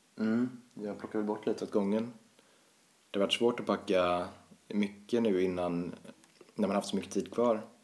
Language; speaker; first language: Swedish; native; Swedish